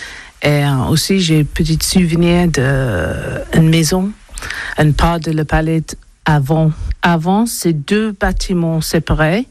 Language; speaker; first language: French; non-native, learner; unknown